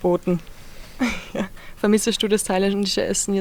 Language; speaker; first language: German; native; German